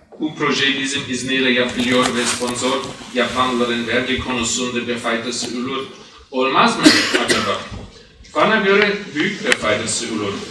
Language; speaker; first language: Turkish; non-native, fluent; German